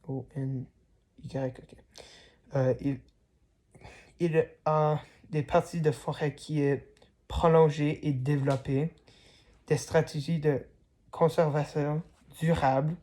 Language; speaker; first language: French; non-native, learner; English